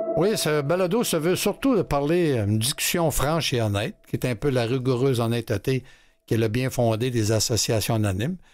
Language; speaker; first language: French; native; French